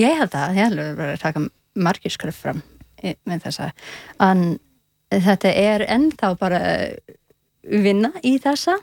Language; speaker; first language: Icelandic; non-native, learner; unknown